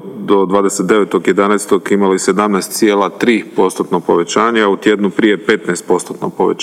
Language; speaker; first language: Croatian; native; Croatian